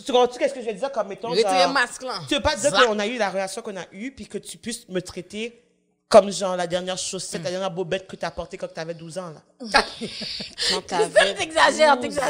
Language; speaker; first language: French; native; French